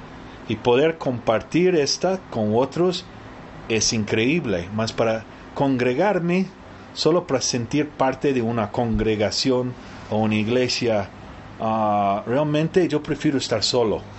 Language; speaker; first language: Spanish; early bilingual, heritage; Spanish